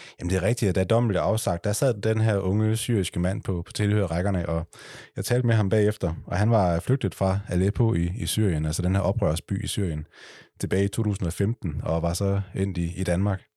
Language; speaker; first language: Danish; native; Danish